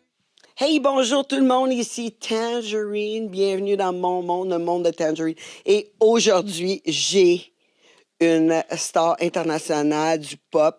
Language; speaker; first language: French; native; French